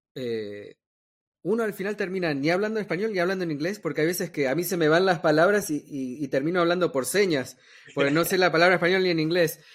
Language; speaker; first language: Spanish; native; Spanish